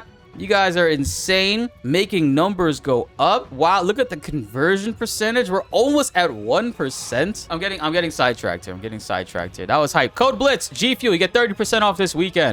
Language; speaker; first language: English; native; English